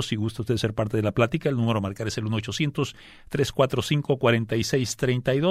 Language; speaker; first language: Spanish; native; Spanish